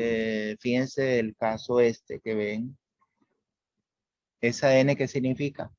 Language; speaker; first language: Spanish; native; Spanish